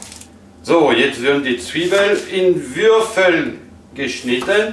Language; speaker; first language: German; non-native, fluent; French